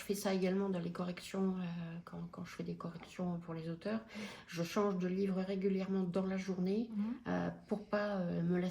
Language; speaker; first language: French; native; French